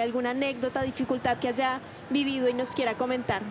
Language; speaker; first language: Spanish; native; Spanish